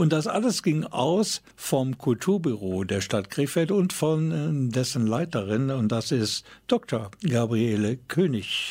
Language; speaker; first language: German; native; German